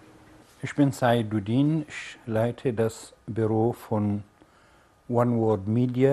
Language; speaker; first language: German; non-native, fluent; Arabic